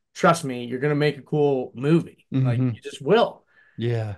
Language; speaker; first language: English; native; English